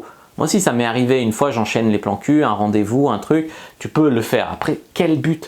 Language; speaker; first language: French; native; French